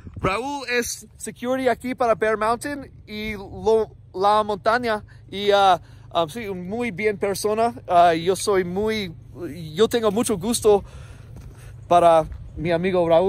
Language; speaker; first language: Spanish; non-native, learner; English